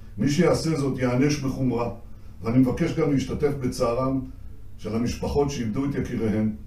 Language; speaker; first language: Hebrew; native; Hebrew